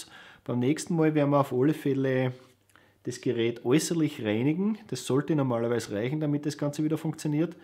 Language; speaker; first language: German; native; German